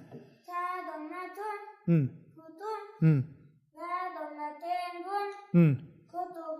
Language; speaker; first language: Arabic; non-native, learner; Uzbek